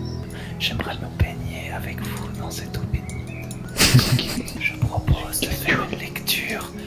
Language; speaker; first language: French; native; French